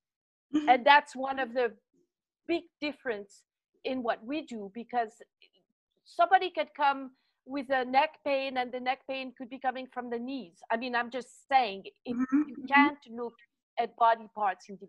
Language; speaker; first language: English; non-native, fluent; French